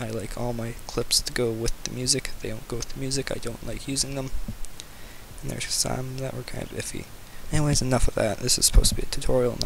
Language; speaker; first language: English; native; English